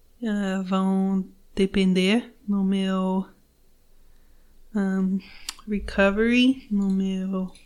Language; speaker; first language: Portuguese; non-native, learner; English